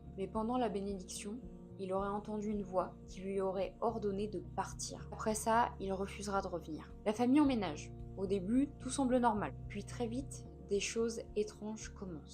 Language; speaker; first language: French; native; French